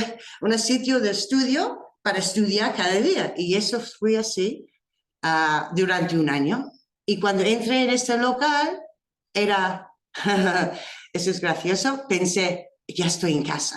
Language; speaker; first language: Spanish; non-native, fluent; English